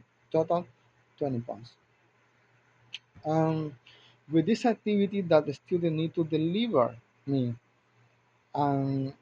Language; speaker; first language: English; non-native, learner; Spanish